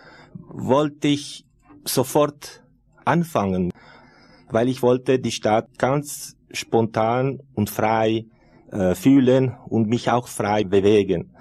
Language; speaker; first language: German; non-native, fluent; Italian